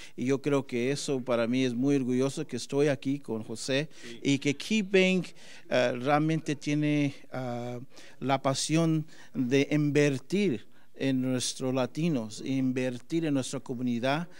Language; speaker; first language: Spanish; early bilingual, heritage; Spanish